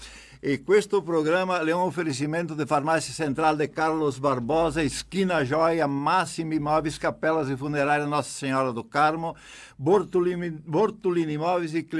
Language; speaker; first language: Italian; early bilingual, heritage; Italian